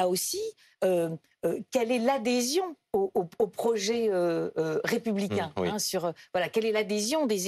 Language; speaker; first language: French; native; French